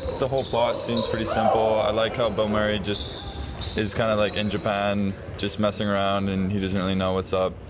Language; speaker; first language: English; native; English